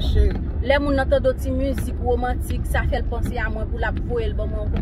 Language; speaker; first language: French; non-native, local second language; Haitian Creole